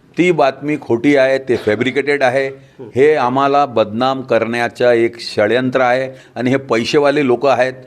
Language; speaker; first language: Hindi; non-native, local second language; Sindhi